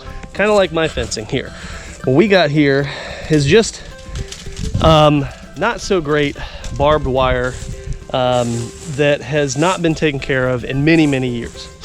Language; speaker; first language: English; native; English